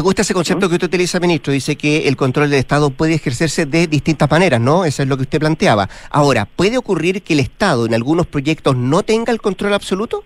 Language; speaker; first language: Spanish; native; Spanish